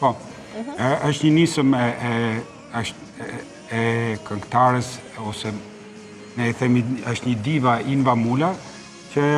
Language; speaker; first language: Albanian; native; Albanian